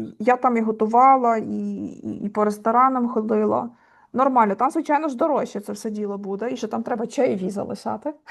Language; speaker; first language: Ukrainian; native; Ukrainian